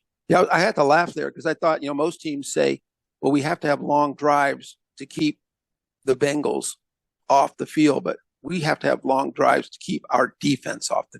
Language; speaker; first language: English; native; English